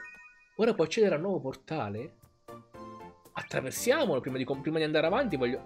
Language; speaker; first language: Italian; native; Italian